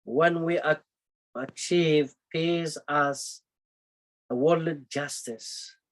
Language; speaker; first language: English; non-native, local second language; Amharic